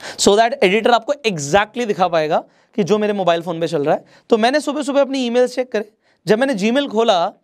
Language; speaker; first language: Hindi; non-native, local second language; Marathi